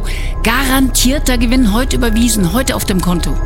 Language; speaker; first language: German; native; German